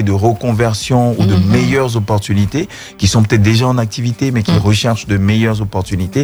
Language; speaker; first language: French; native; French